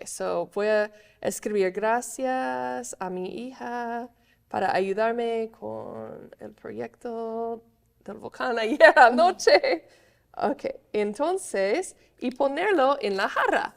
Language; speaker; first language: Spanish; non-native, fluent; English